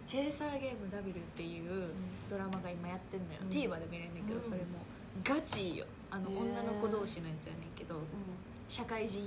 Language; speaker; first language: Japanese; native; Japanese